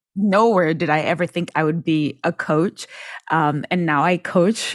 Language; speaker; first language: English; non-native, local second language; Shona